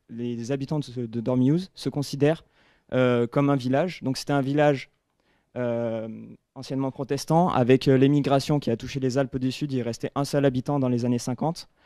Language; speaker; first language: French; native; French